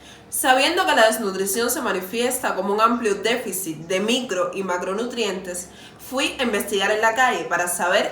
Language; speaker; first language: Spanish; native; Spanish